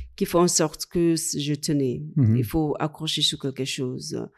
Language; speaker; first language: French; non-native, fluent; English